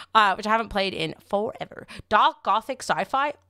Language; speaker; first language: English; native; English